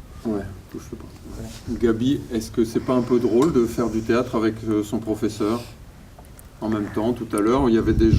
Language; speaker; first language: French; native; French